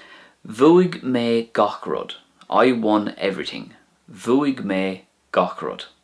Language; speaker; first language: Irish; non-native, local second language; English